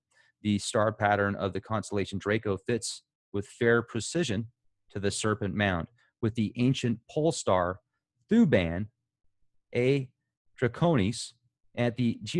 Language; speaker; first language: English; native; English